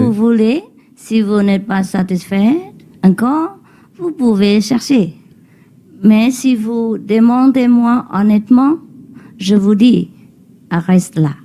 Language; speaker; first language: French; non-native, learner; Vietnamese